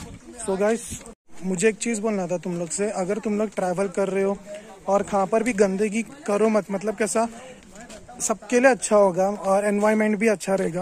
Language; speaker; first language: Hindi; native; Hindi